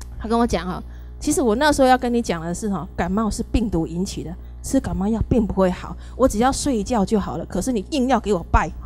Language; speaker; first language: Chinese; native; Chinese